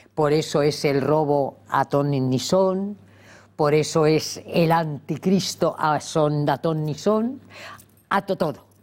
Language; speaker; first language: Spanish; native; Spanish